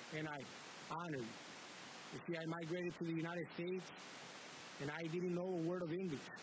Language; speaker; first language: English; early bilingual, other home language; Spanish